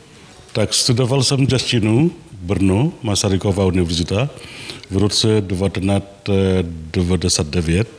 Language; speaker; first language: Czech; non-native, learner; Balinese